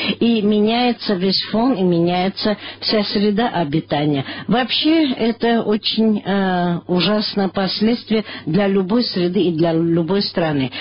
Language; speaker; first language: Russian; non-native, local second language; Armenian